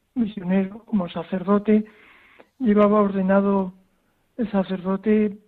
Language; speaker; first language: Spanish; native; Spanish